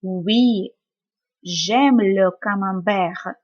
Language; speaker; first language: French; non-native, fluent; Ukrainian